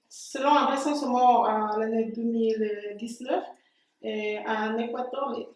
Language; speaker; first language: French; non-native, fluent; Spanish